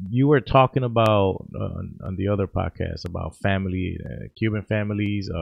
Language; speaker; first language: English; early bilingual, other home language; Spanish